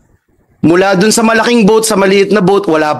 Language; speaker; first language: Filipino; native; Filipino